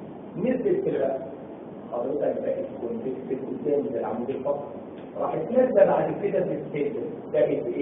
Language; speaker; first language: Arabic; native; Arabic